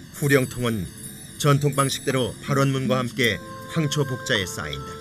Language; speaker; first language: Korean; native; Korean